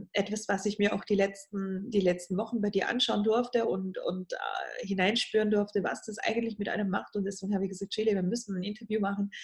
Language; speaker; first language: German; native; German